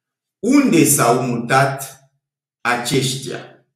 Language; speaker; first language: Romanian; non-native, fluent; French